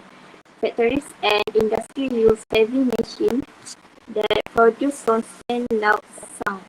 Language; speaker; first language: English; non-native, local second language; Malay